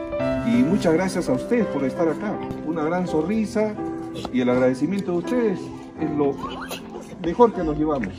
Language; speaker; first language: Spanish; native; Spanish